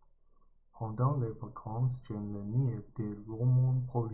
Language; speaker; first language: French; non-native, learner; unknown